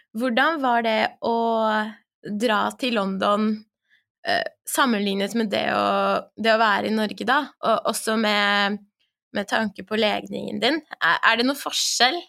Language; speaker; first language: Norwegian; early bilingual, other home language; Persian